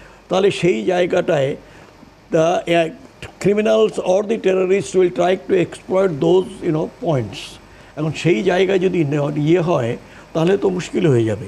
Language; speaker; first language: Bangla; native; Bangla